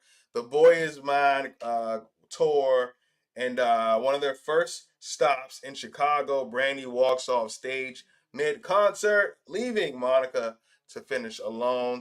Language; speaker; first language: English; native; English